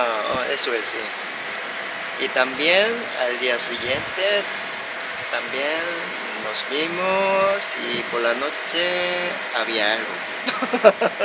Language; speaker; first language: Spanish; non-native, fluent; Korean